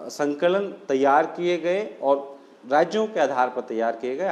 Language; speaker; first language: Hindi; non-native, local second language; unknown